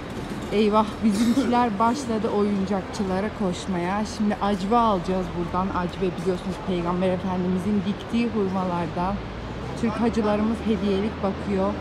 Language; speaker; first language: Turkish; native; Turkish